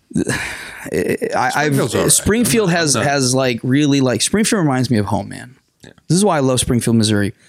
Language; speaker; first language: English; non-native, fluent; Spanish